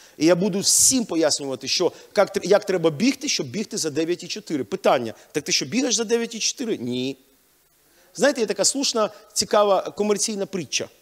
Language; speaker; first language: Ukrainian; non-native, local second language; Russian